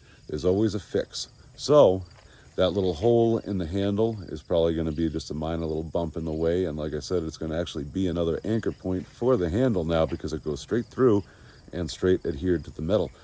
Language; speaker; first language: English; native; English